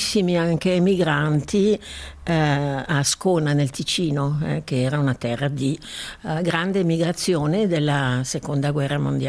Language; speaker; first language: Italian; native; Italian